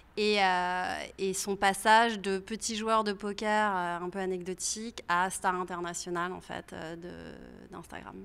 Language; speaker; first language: French; native; French